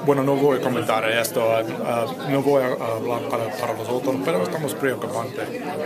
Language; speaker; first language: Spanish; non-native, fluent; English